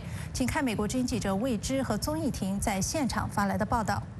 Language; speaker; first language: Chinese; native; Chinese